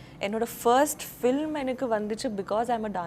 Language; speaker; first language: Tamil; non-native, learner; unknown